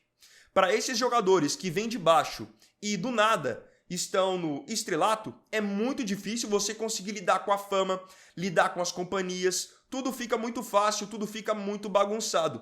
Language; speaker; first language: Portuguese; native; Portuguese